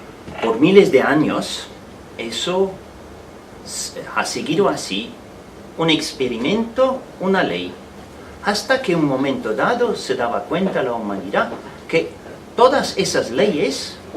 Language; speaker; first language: Spanish; non-native, fluent; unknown